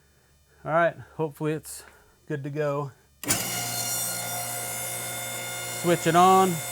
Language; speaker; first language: English; native; English